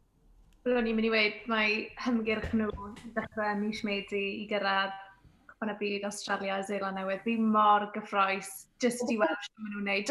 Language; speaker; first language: Welsh; native; Welsh